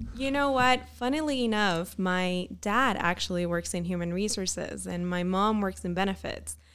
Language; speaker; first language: English; non-native, fluent; Spanish